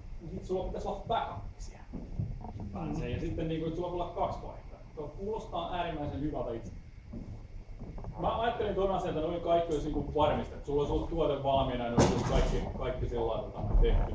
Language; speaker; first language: Finnish; native; Finnish